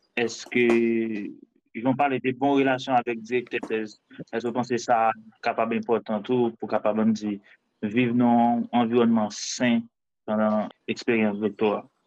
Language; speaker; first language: French; non-native, local second language; Haitian Creole